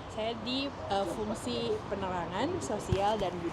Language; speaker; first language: Indonesian; native; Indonesian